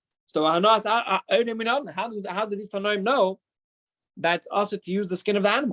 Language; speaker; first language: English; non-native, fluent; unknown